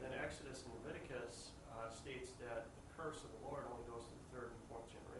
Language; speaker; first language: English; native; English